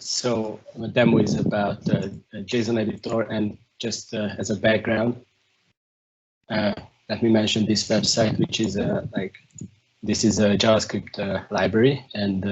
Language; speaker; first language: English; non-native, fluent; Hungarian